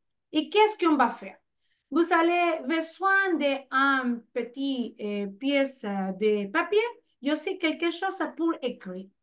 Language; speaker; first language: French; non-native, fluent; Spanish